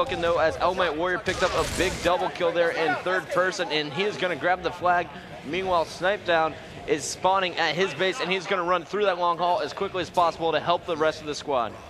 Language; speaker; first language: English; native; English